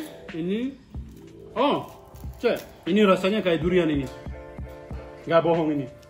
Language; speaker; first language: Indonesian; non-native, fluent; English